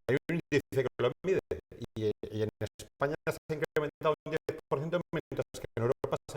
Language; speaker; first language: Spanish; native; Spanish